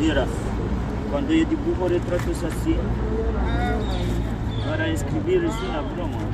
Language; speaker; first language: Spanish; non-native, learner; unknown